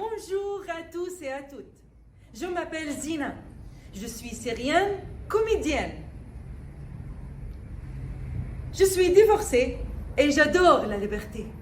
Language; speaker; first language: French; non-native, fluent; Arabic